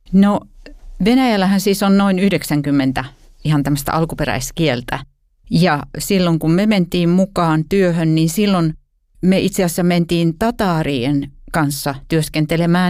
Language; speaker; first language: Finnish; native; Finnish